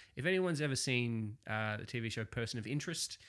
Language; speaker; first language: English; native; English